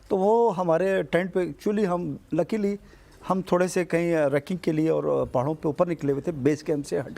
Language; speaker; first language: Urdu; non-native, local second language; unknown